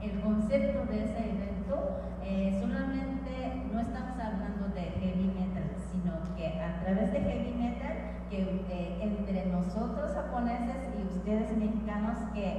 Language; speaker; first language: Spanish; non-native, fluent; Japanese